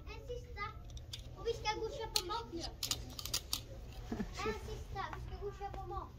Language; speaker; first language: Swedish; early bilingual, other home language; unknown